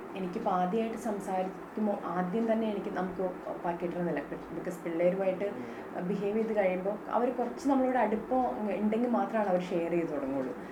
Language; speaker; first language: Malayalam; native; Malayalam